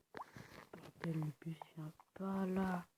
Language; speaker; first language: French; native; French